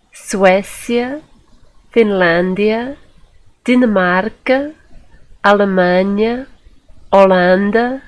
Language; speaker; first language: Portuguese; non-native, fluent; English